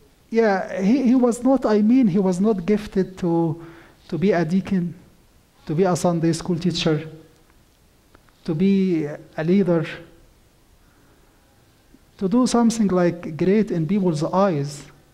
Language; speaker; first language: English; non-native, fluent; Arabic